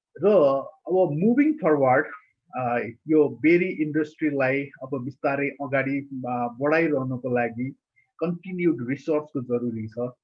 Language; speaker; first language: Nepali; native; Nepali